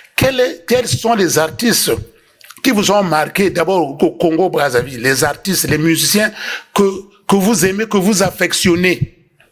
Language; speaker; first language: French; non-native, local second language; Kongo